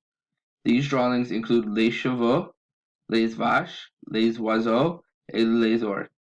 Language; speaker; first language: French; non-native, learner; English